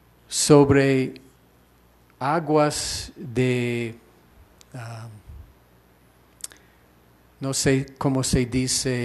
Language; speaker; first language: Spanish; non-native, fluent; English